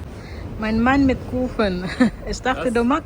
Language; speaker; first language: German; non-native, learner; Waray